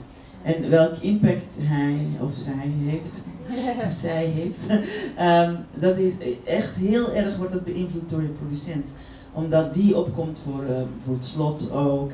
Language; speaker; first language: Dutch; native; Dutch